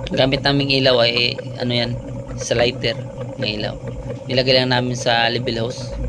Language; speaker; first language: Filipino; non-native, local second language; Cebuano